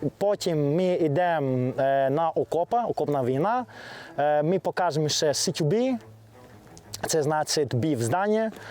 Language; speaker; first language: Ukrainian; non-native, learner; Greek